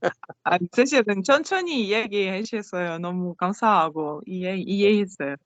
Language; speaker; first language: Korean; non-native, learner; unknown